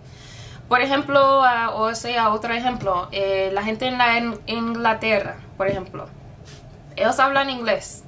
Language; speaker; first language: Spanish; non-native, fluent; English